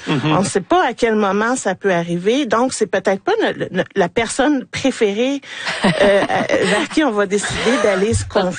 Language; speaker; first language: French; native; French